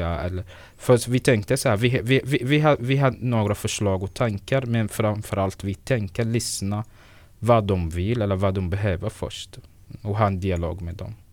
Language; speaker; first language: Swedish; non-native, fluent; Arabic